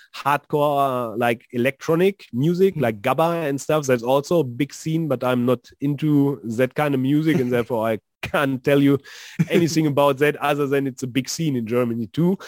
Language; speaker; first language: English; non-native, fluent; German